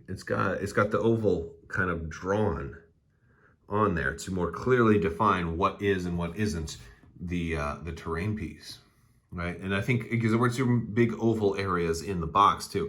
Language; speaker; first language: English; native; English